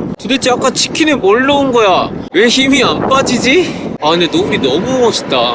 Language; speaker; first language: Korean; native; Korean